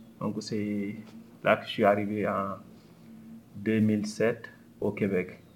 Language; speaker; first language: French; non-native, local second language; Wolof